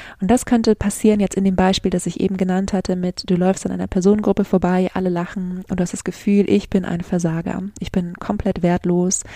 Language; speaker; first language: German; native; German